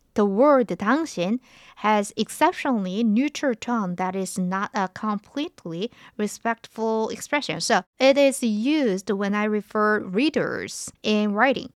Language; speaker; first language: English; non-native, fluent; Korean